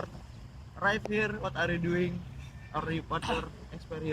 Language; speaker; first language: English; non-native, learner; Indonesian